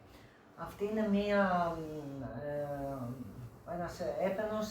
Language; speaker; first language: Greek; native; Greek